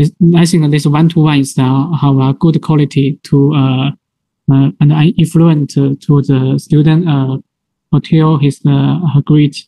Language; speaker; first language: English; non-native, learner; Chinese